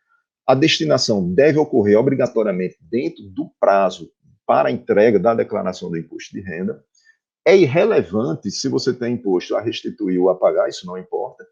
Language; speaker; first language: Portuguese; native; Portuguese